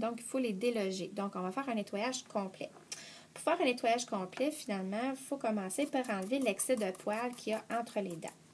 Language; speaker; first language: French; native; French